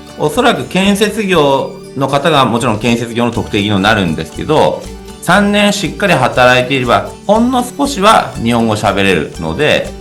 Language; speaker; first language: Japanese; native; Japanese